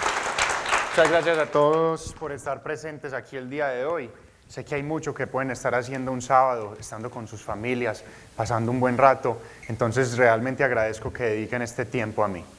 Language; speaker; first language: Spanish; native; Spanish